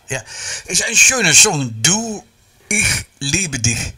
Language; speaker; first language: German; non-native, learner; Dutch